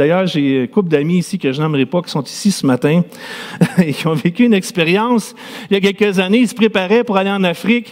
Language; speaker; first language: French; native; French